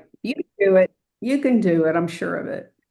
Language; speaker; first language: English; native; English